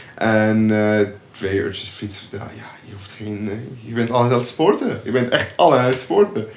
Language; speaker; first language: Dutch; non-native, fluent; Arabic